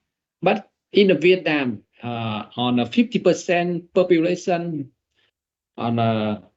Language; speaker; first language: English; non-native, learner; Vietnamese